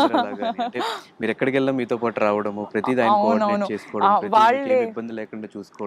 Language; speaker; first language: Telugu; native; Telugu